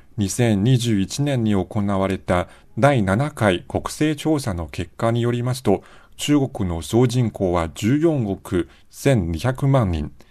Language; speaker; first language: Japanese; non-native, fluent; Chinese